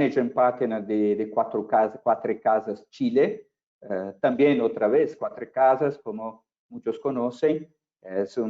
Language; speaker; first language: Spanish; non-native, fluent; Portuguese